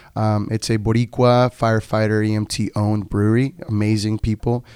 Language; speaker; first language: English; non-native, fluent; Spanish